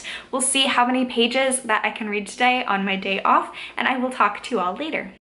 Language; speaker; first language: English; native; English